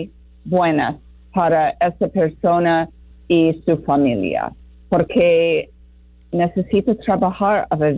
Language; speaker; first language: Spanish; non-native, fluent; English